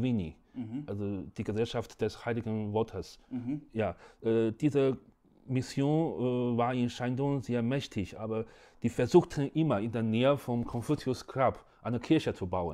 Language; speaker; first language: German; non-native, fluent; Chinese